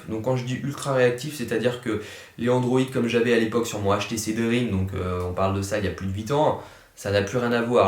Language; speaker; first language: French; native; French